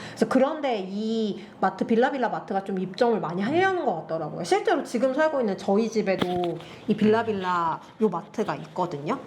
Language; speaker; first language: Korean; native; Korean